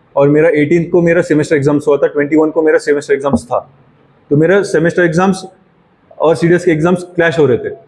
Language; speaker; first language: Hindi; non-native, local second language; Marathi